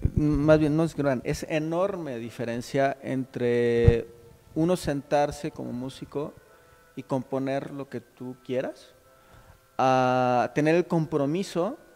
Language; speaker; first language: Spanish; native; Spanish